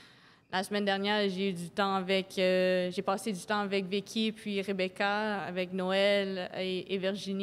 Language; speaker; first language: French; non-native, local second language; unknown